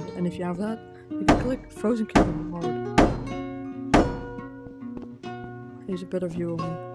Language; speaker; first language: English; non-native, fluent; Dutch